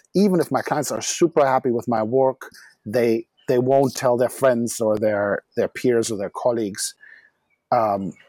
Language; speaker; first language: English; non-native, fluent; German